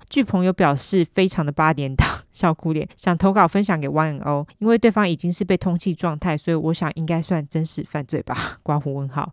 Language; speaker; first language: Chinese; native; Chinese